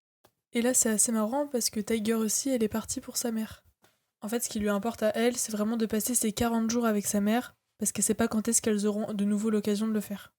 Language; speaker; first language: French; native; French